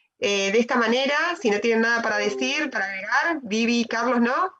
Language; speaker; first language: Spanish; native; Spanish